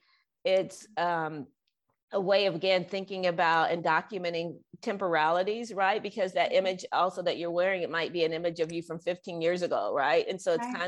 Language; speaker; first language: English; native; English